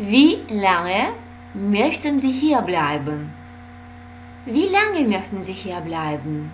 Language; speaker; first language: German; non-native, fluent; Russian